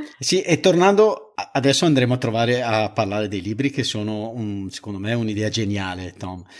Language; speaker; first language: Italian; native; Italian